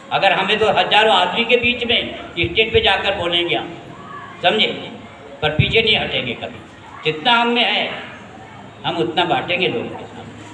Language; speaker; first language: Hindi; native; Hindi